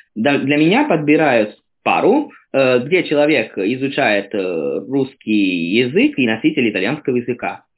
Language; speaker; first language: Russian; non-native, fluent; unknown